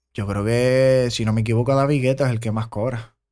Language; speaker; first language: Spanish; early bilingual, other home language; German